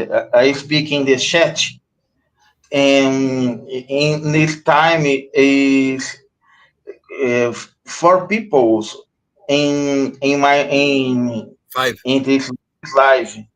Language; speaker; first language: English; non-native, learner; Portuguese